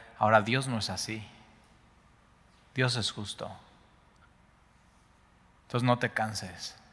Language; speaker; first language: Spanish; native; Spanish